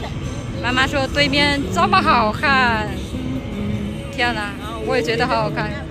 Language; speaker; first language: Chinese; non-native, fluent; Vietnamese